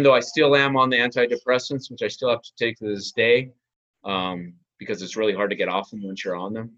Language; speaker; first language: English; native; English